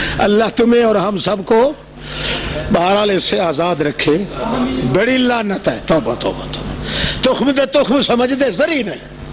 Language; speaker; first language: Urdu; non-native, local second language; Saraiki